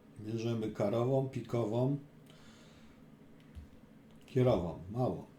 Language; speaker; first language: Polish; native; Polish